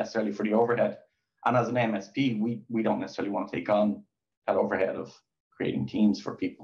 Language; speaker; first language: English; native; English